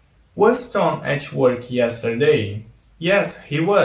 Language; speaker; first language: English; non-native, fluent; Portuguese